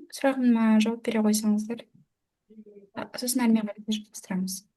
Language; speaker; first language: Kazakh; native; Kazakh